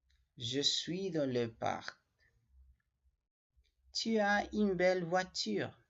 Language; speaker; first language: French; non-native, learner; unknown